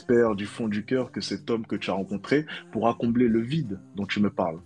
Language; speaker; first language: French; native; French